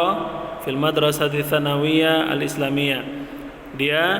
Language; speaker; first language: Arabic; non-native, fluent; Indonesian